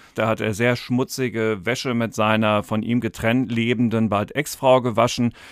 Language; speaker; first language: German; native; German